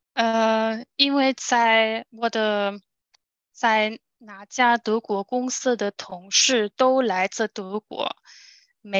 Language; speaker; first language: Chinese; non-native, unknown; German